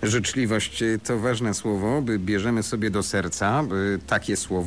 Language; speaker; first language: Polish; native; Polish